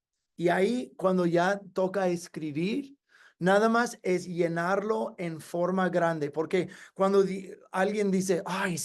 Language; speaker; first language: Spanish; non-native, fluent; English